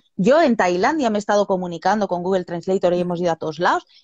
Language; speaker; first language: Spanish; native; Spanish